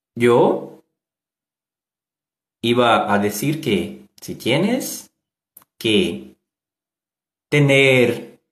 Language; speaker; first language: Spanish; non-native, learner; Portuguese